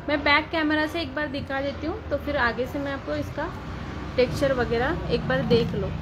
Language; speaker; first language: Hindi; non-native, local second language; Marathi